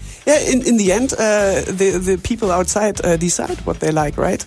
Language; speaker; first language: English; non-native, fluent; German